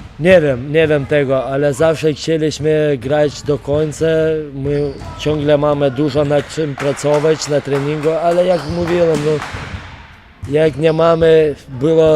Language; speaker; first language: Polish; non-native, fluent; Lithuanian